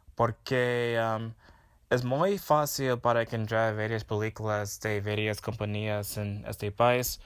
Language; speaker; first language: Spanish; non-native, fluent; English